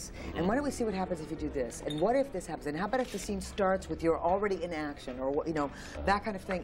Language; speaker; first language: English; native; English